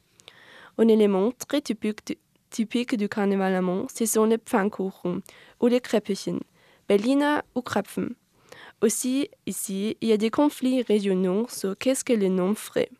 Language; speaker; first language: French; non-native, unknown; German